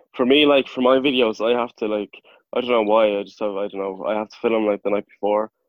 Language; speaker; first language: English; native; English